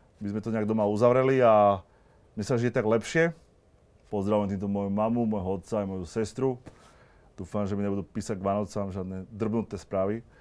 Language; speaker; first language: Slovak; native; Slovak